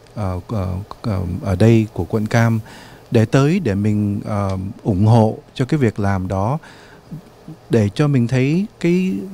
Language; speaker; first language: Vietnamese; early bilingual, other home language; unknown